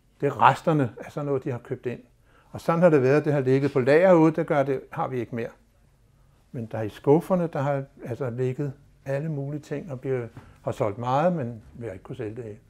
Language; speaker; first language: Danish; native; Danish